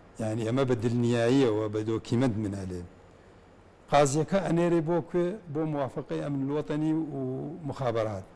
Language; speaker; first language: Central Kurdish; non-native, local second language; Kurdish